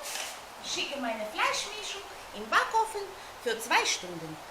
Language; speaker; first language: German; non-native, fluent; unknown